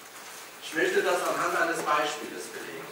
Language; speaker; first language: German; early bilingual, other home language; Kurdish